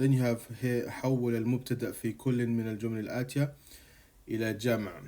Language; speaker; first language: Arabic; non-native, fluent; English